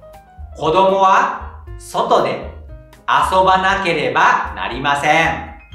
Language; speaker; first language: Japanese; non-native, fluent; Indonesian